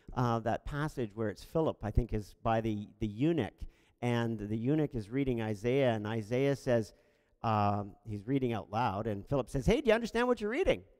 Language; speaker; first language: English; native; English